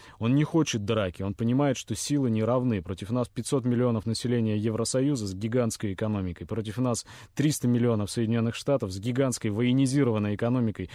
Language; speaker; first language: Russian; native; Russian